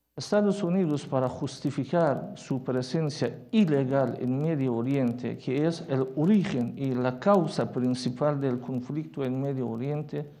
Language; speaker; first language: Spanish; non-native, fluent; Persian